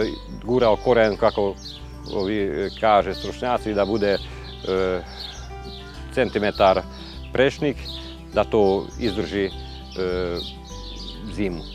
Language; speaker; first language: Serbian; non-native, local second language; Hungarian